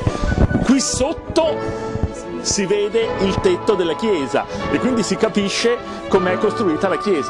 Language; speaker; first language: Italian; native; Italian